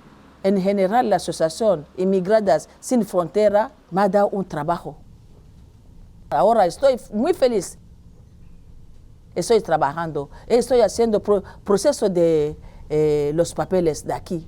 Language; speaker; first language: Spanish; non-native, learner; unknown